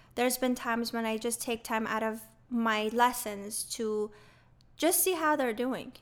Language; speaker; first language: English; early bilingual, other home language; Persian